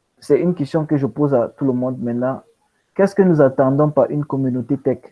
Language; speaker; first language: French; non-native, local second language; English